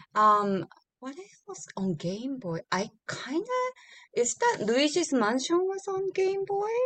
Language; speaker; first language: English; non-native, learner; Japanese